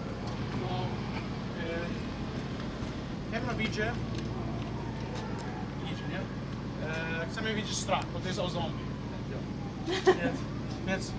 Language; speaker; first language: Polish; non-native, learner; English